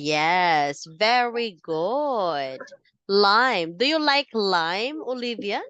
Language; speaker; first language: English; non-native, fluent; Filipino